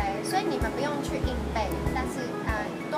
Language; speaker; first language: Chinese; native; Chinese